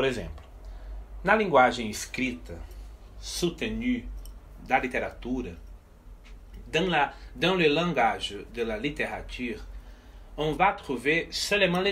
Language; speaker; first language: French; non-native, fluent; Portuguese